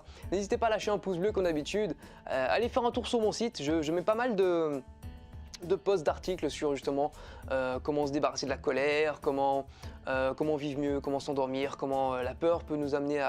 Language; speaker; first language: French; native; French